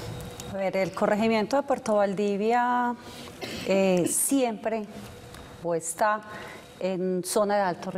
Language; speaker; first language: Spanish; native; Spanish